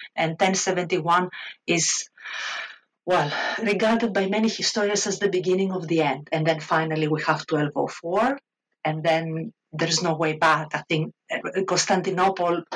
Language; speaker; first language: English; non-native, fluent; Greek